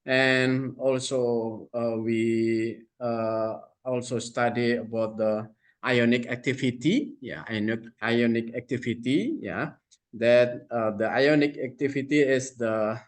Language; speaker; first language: English; non-native, fluent; Indonesian